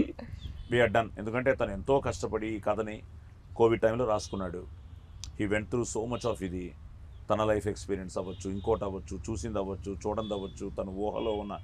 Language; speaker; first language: Telugu; native; Telugu